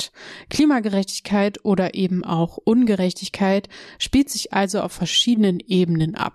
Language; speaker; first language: German; native; German